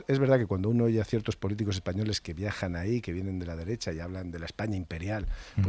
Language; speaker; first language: Spanish; native; Spanish